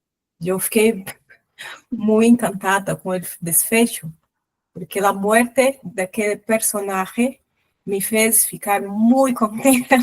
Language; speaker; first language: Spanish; non-native, learner; Portuguese